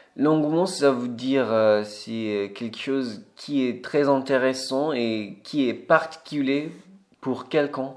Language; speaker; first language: French; non-native, fluent; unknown